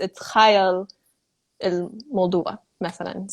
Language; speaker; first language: Arabic; non-native, fluent; English